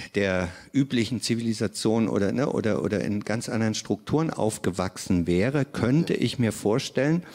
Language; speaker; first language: German; native; German